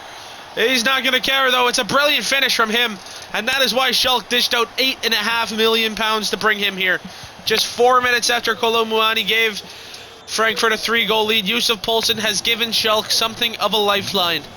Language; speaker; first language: English; native; English